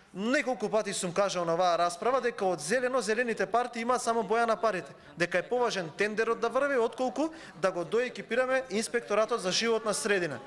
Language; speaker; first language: Macedonian; native; Macedonian